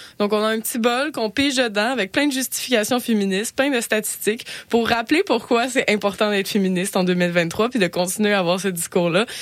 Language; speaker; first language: French; native; French